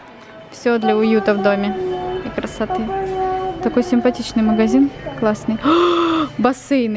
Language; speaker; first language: Russian; native; Russian